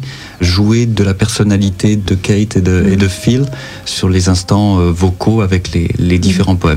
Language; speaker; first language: French; native; French